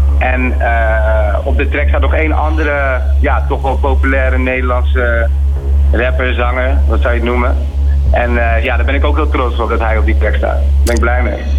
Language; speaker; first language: Dutch; native; Dutch